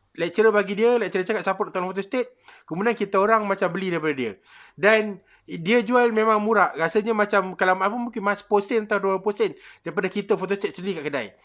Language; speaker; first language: Malay; native; Malay